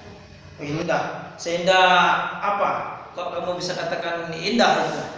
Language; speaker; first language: Indonesian; native; Indonesian